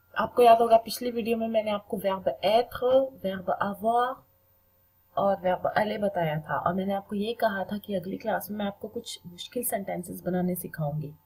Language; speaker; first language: Hindi; native; Hindi